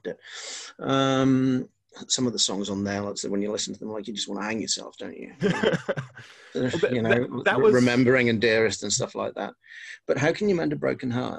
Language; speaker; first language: English; non-native, local second language; Welsh